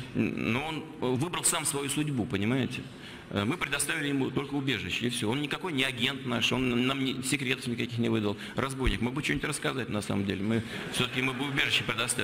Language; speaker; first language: Russian; native; Russian